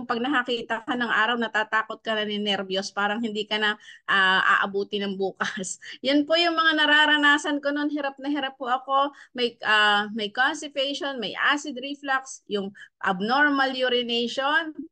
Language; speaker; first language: Filipino; native; Filipino